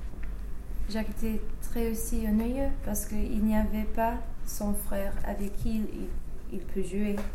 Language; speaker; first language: French; non-native, learner; English